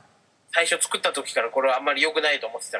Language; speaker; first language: Japanese; native; Japanese